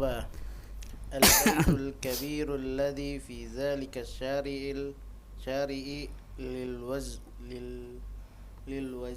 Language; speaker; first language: Arabic; non-native, learner; Indonesian